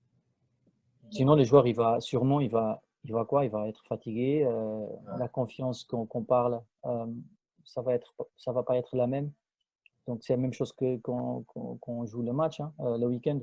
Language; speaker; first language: French; non-native, fluent; Spanish